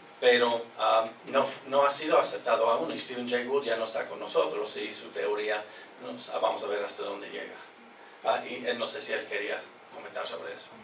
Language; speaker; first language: Spanish; non-native, fluent; English